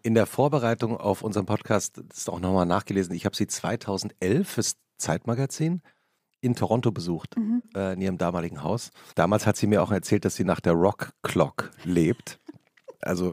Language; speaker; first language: German; native; German